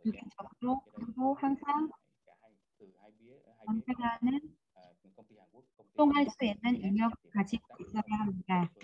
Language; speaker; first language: Korean; non-native, fluent; Vietnamese